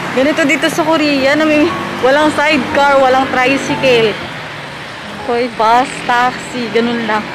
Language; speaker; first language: Filipino; native; Filipino